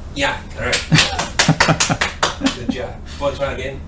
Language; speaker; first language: English; non-native, fluent; Chinese